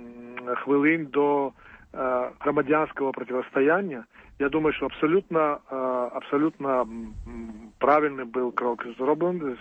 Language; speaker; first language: Ukrainian; non-native, fluent; Georgian